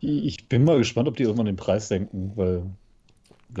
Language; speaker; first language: German; native; German